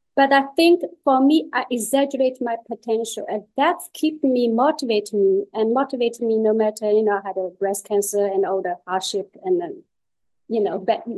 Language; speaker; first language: English; non-native, learner; Chinese